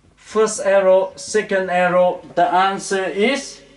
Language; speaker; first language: English; non-native, learner; Vietnamese